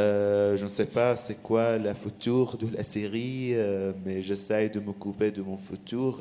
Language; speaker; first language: French; non-native, learner; Arabic